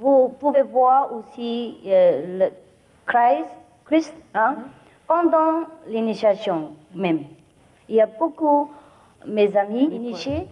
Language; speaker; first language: French; non-native, fluent; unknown